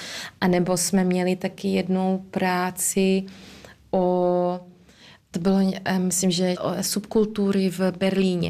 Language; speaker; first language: Czech; early bilingual, heritage; Czech